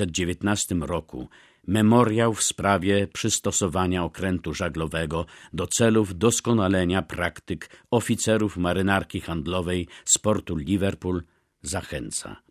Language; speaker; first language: Polish; native; Polish